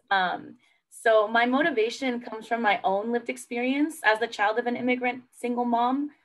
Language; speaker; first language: English; native; English